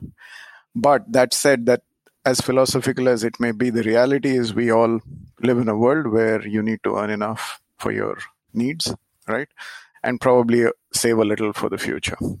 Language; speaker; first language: English; non-native, local second language; Marathi